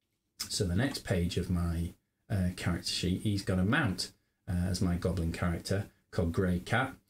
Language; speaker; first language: English; native; English